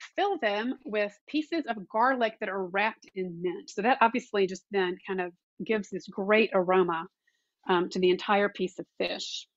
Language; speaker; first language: English; native; English